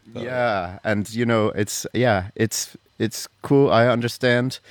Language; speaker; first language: English; native; English